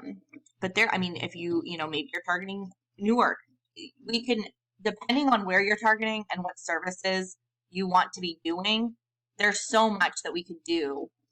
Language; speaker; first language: English; native; English